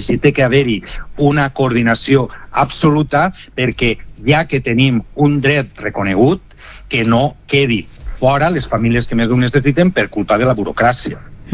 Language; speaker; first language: Catalan; non-native, local second language; Spanish